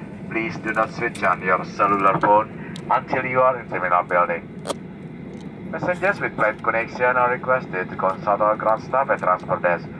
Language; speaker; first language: English; non-native, fluent; Indonesian